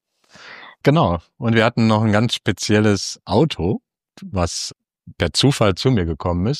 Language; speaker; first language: German; native; German